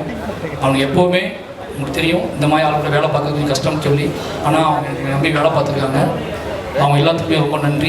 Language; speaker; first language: Tamil; native; Tamil